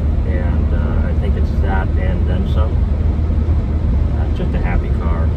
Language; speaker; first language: English; native; English